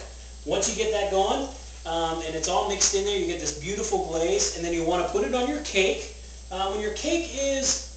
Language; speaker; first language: English; native; English